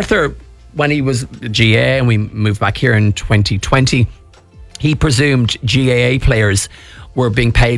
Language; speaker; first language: English; native; English